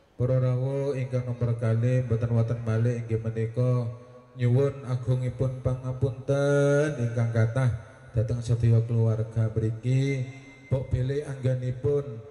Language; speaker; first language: Javanese; non-native, local second language; Madurese